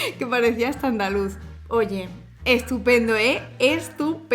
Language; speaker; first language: Spanish; native; Spanish